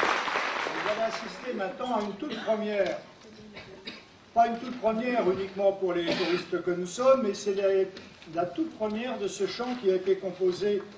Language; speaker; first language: French; native; French